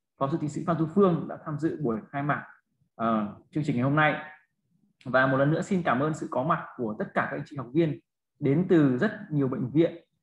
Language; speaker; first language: Vietnamese; native; Vietnamese